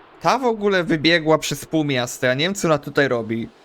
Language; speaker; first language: Polish; native; Polish